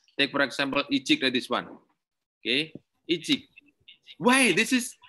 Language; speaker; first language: English; non-native, learner; Indonesian